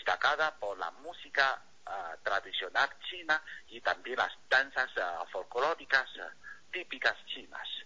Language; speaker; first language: Spanish; non-native, fluent; Chinese